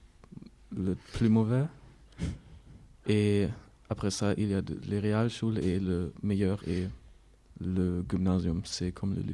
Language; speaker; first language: French; non-native, learner; German